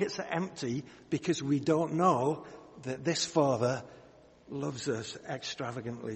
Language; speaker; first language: English; native; English